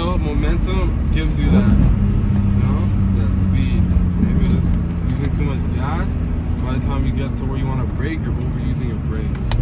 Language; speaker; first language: English; native; English